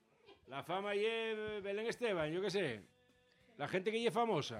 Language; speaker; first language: Spanish; native; Spanish